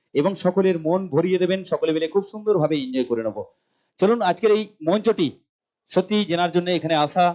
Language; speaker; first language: Bangla; non-native, local second language; Santali